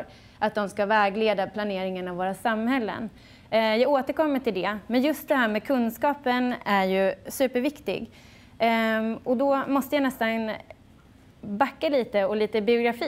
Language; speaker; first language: Swedish; native; Swedish